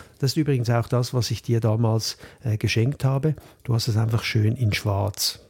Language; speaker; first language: German; native; German